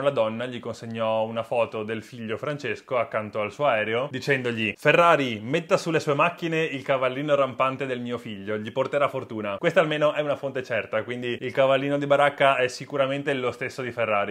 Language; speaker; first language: Italian; native; Italian